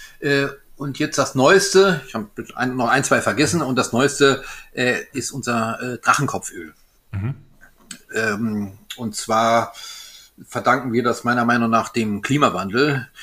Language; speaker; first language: German; non-native, local second language; French